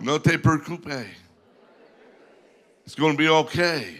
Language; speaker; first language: English; native; English